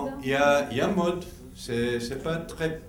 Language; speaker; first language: French; non-native, fluent; English